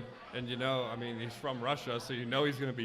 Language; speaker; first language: English; native; English